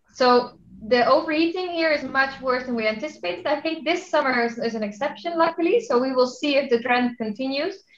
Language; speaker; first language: English; non-native, fluent; Dutch